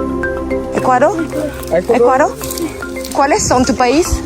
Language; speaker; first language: Spanish; non-native, learner; English